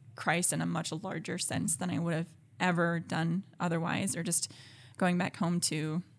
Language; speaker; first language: English; native; English